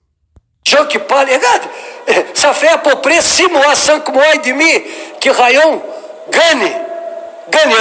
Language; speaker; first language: French; non-native, learner; Portuguese